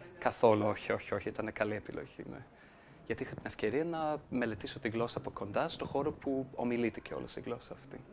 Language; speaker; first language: Greek; non-native, fluent; English